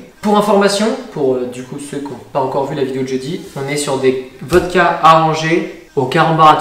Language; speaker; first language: French; native; French